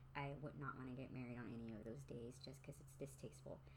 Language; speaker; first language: English; early bilingual, other home language; Spanish